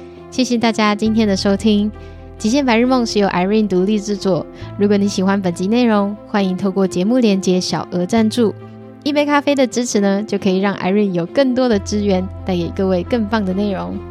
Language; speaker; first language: Chinese; native; Chinese